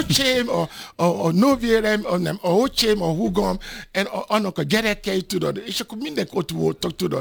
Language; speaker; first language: Hungarian; non-native, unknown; Yoruba